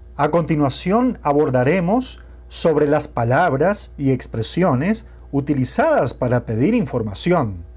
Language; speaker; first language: Spanish; non-native, fluent; Portuguese